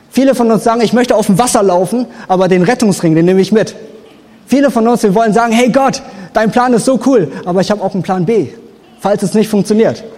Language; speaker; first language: German; native; German